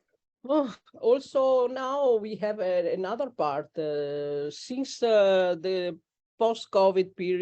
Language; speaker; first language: English; non-native, learner; Italian